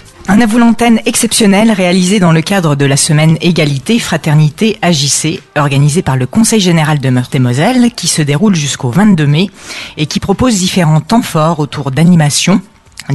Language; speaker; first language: French; native; French